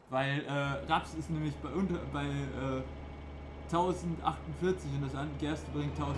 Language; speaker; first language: German; native; German